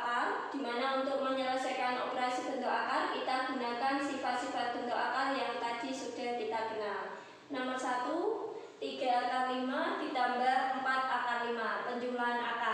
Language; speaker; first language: Indonesian; native; Indonesian